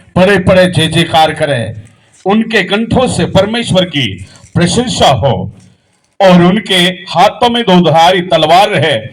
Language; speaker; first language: Hindi; non-native, local second language; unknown